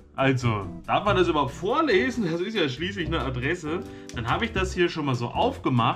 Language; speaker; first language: German; native; German